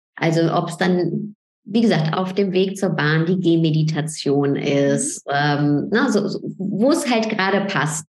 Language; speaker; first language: German; early bilingual, other home language; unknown